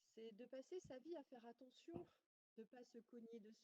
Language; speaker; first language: French; native; French